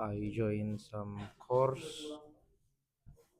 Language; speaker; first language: English; non-native, learner; Indonesian